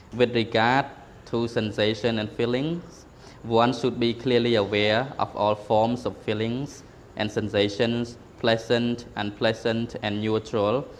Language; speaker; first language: English; non-native, fluent; Khmer